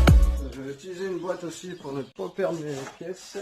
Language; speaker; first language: French; native; French